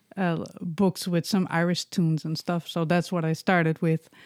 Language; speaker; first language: English; non-native, fluent; Dutch